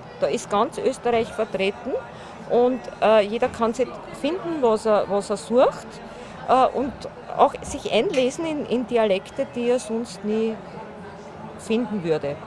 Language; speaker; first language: German; native; German